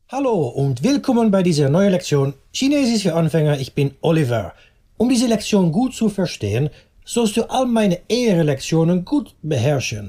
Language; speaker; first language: German; non-native, fluent; Dutch